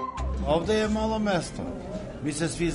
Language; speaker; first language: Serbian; non-native, local second language; Albanian